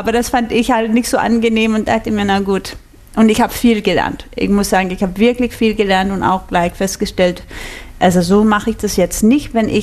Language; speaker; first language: German; non-native, fluent; Danish